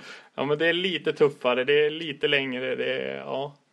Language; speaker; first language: Swedish; native; Swedish